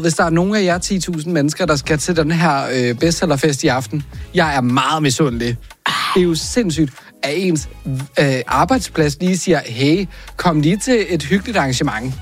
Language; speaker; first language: Danish; native; Danish